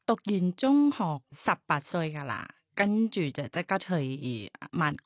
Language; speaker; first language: Cantonese; non-native, fluent; Thai